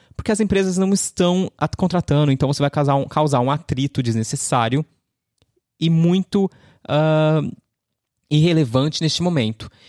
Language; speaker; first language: Portuguese; native; Portuguese